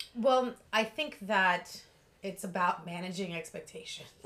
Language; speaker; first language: English; early bilingual, other home language; Russian